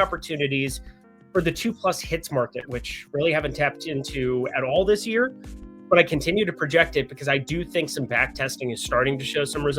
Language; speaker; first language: English; native; English